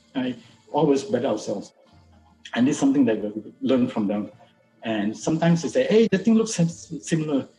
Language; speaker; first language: English; non-native, local second language; Min Nan Chinese